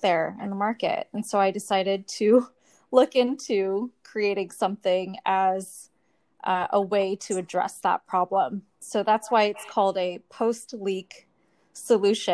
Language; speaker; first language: English; native; English